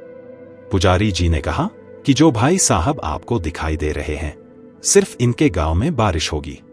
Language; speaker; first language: Hindi; native; Hindi